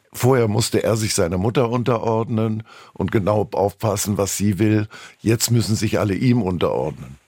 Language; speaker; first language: German; native; German